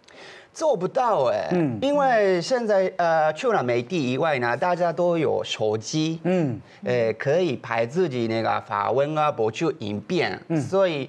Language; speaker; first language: Chinese; non-native, fluent; Japanese